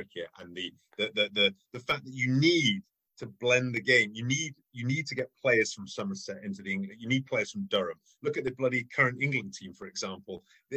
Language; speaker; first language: English; native; English